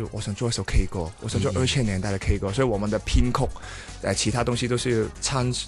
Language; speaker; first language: Chinese; non-native, learner; Cantonese